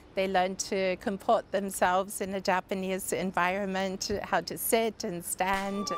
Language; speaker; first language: English; native; English